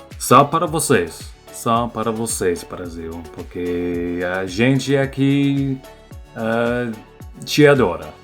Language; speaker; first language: Portuguese; non-native, fluent; English